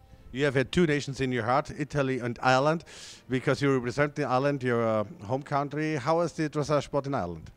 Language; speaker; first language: English; non-native, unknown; German